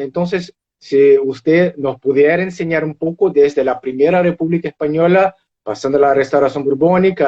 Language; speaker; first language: Spanish; non-native, fluent; Portuguese